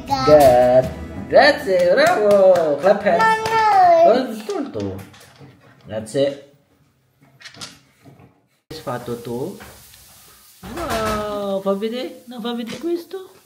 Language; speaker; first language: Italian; non-native, learner; Filipino